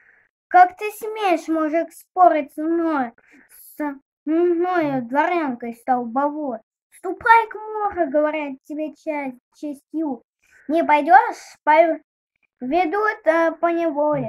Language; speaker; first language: Russian; native; Russian